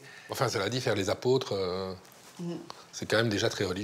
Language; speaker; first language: French; native; French